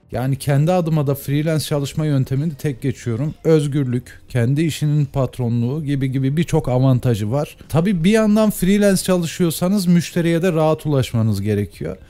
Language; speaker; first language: Turkish; native; Turkish